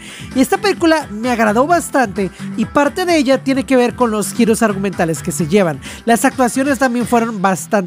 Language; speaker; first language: Spanish; native; Spanish